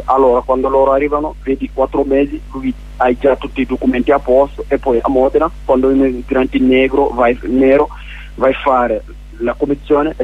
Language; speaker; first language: Italian; non-native, learner; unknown